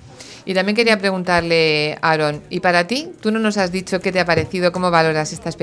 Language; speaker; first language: Spanish; native; Spanish